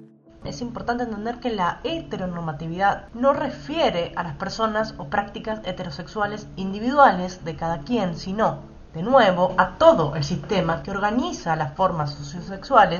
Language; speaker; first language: Spanish; native; Spanish